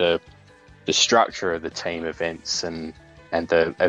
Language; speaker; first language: English; native; English